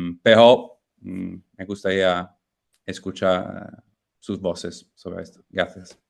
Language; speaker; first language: Spanish; non-native, fluent; Italian